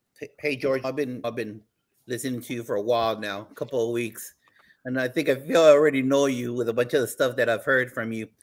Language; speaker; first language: English; early bilingual, other home language; Spanish